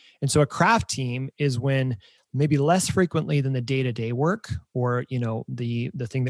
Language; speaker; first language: English; native; English